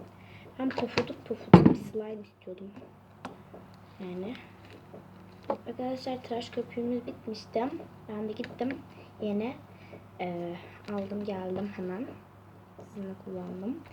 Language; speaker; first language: Turkish; native; Turkish